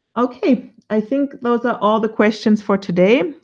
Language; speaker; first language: English; non-native, fluent; German